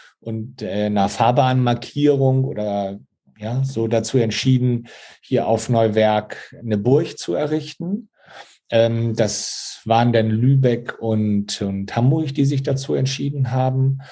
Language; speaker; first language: German; native; German